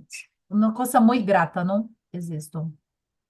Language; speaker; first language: Spanish; non-native, learner; Portuguese